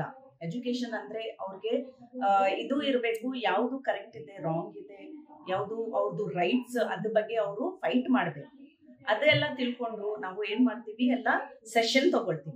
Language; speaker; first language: Kannada; non-native, local second language; Urdu